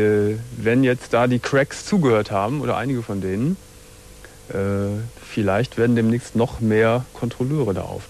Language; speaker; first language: German; native; German